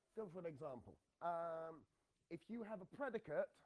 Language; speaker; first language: English; native; English